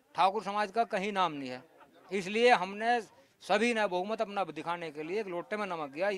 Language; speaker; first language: Hindi; native; Hindi